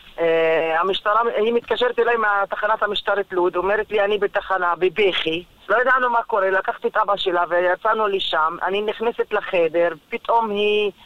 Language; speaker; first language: Hebrew; non-native, local second language; Arabic